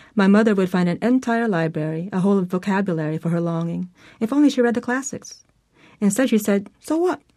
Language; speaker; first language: English; non-native, local second language; Filipino